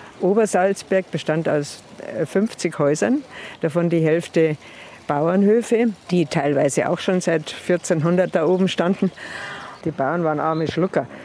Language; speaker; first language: German; native; German